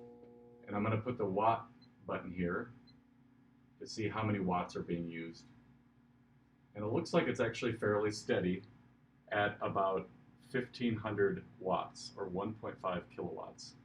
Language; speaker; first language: English; native; English